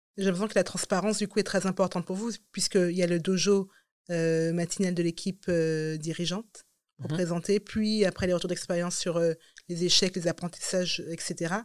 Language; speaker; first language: French; native; French